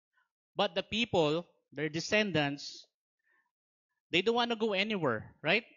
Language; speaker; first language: English; non-native, local second language; Filipino